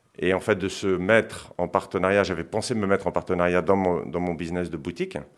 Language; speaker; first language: French; early bilingual, other home language; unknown